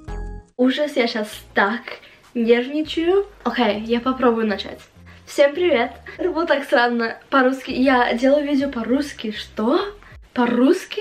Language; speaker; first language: Russian; early bilingual, heritage; Russian